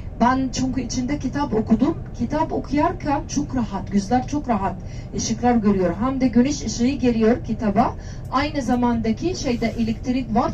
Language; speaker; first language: Turkish; non-native, learner; Arabic